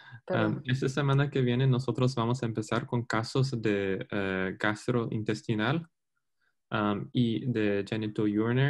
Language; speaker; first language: Spanish; non-native, fluent; English